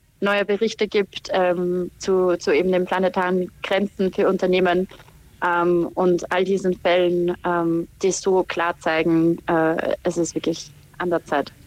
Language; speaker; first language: German; native; German